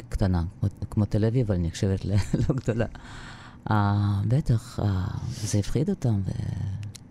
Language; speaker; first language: Hebrew; non-native, fluent; Russian